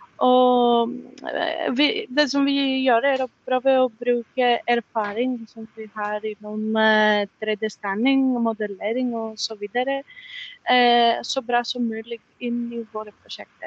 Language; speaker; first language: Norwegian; non-native, fluent; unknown